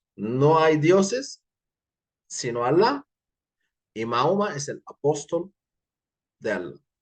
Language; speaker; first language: Spanish; non-native, fluent; Arabic